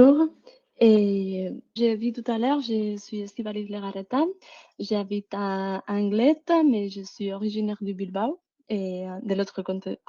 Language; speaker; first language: French; non-native, fluent; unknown